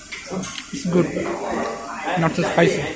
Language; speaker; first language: English; non-native, learner; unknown